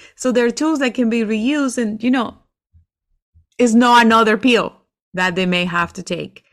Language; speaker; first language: English; non-native, fluent; Spanish